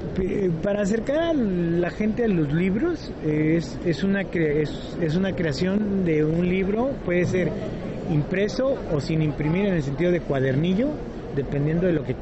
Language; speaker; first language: Spanish; native; Spanish